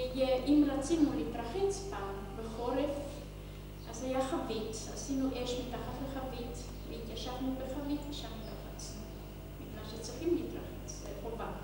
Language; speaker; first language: Hebrew; non-native, fluent; Hungarian